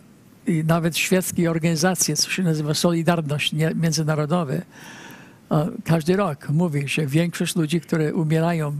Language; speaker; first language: Polish; early bilingual, heritage; Polish